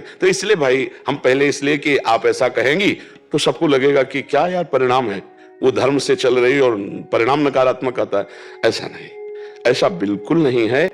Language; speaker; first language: Hindi; native; Hindi